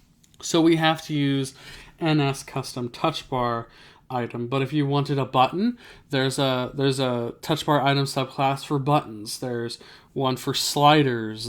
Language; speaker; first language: English; native; English